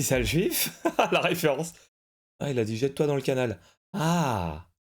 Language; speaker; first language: French; native; French